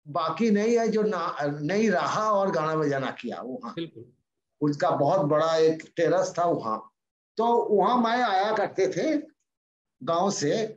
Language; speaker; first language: Hindi; non-native, local second language; Bangla